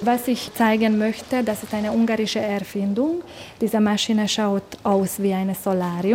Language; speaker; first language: German; non-native, fluent; Hungarian